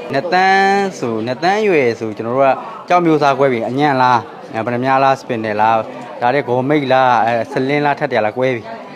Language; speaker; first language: Burmese; native; Burmese